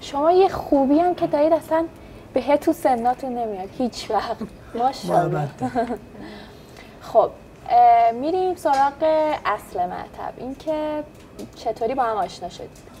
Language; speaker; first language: Persian; native; Persian